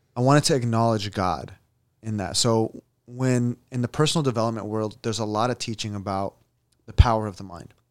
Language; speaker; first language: English; native; English